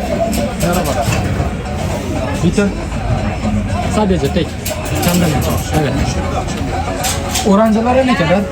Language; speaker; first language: Turkish; non-native, learner; Uzbek